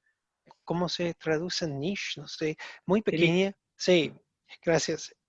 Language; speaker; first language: Spanish; non-native, learner; English